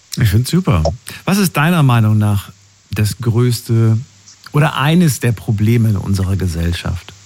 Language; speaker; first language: German; native; German